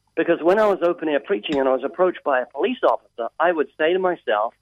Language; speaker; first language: English; native; English